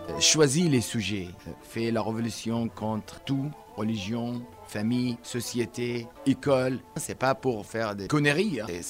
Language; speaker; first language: French; non-native, learner; Arabic